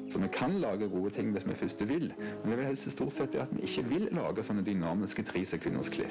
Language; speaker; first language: Norwegian; native; Norwegian